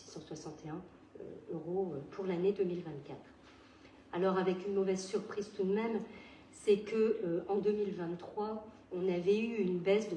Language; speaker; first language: French; native; French